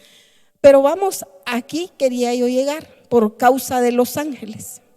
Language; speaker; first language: Spanish; native; Spanish